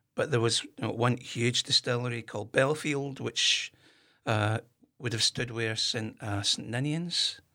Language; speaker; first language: English; native; English